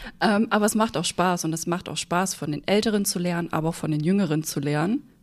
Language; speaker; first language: German; native; German